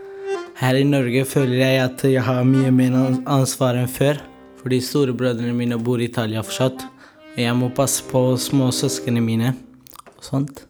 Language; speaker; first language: Norwegian; non-native, fluent; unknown